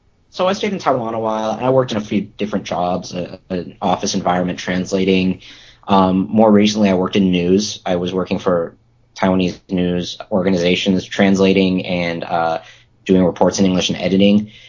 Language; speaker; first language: English; native; English